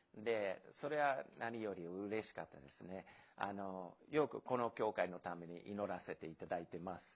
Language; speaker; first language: Japanese; non-native, fluent; English